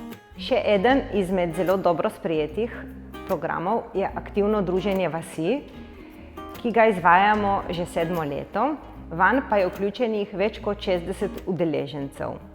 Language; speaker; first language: Slovenian; native; Slovenian